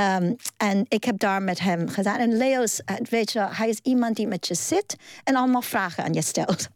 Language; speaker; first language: Dutch; non-native, fluent; Cantonese